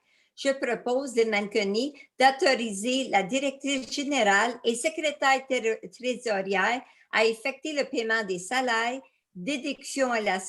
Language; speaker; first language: French; native; French